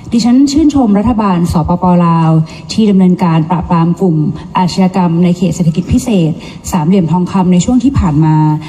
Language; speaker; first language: Thai; native; Thai